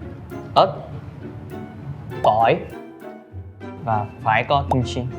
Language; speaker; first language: Vietnamese; non-native, learner; Korean